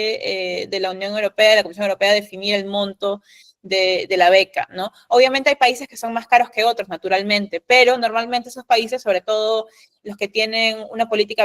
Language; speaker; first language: Spanish; native; Spanish